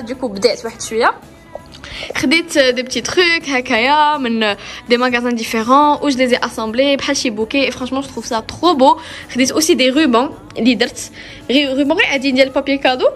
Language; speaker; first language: Arabic; early bilingual, other home language; French